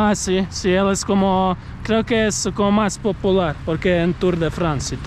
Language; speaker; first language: Spanish; non-native, learner; Croatian